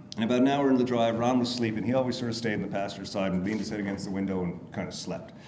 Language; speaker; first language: English; native; English